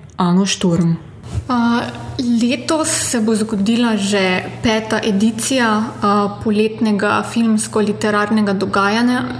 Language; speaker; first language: Slovenian; native; Slovenian